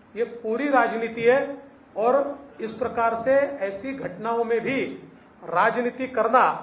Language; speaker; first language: Hindi; non-native, local second language; Marathi